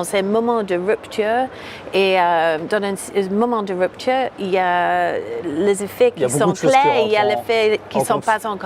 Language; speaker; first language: French; non-native, fluent; English